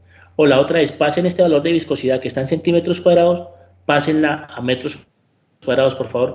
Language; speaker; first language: Spanish; native; Spanish